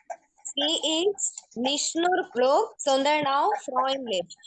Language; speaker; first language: German; non-native, fluent; Malayalam